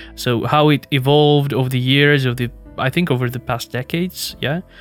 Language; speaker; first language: English; non-native, fluent; Russian